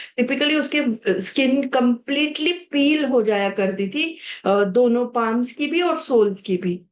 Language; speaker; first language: Hindi; non-native, local second language; Marathi